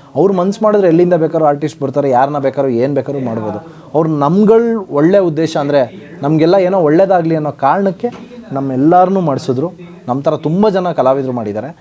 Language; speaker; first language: Kannada; native; Kannada